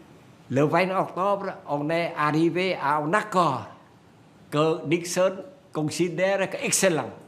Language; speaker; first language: French; non-native, fluent; Vietnamese